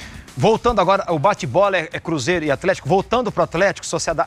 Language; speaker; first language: Portuguese; native; Portuguese